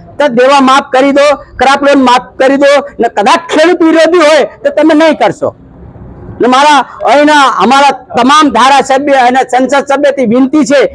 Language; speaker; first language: Gujarati; native; Gujarati